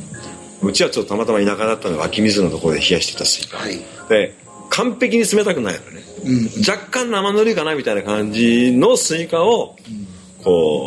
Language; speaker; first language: Japanese; native; Japanese